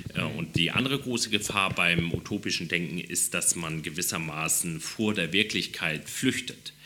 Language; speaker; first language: German; native; German